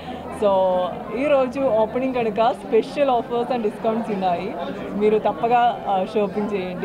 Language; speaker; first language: Telugu; non-native, learner; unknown